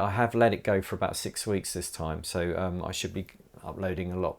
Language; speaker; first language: English; native; English